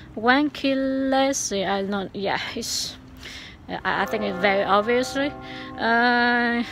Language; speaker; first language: English; non-native, learner; Chinese